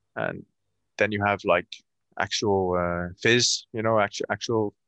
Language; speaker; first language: English; native; English